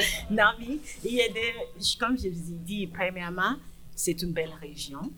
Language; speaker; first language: French; non-native, fluent; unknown